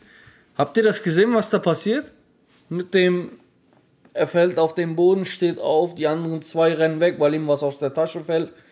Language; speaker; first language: German; native; German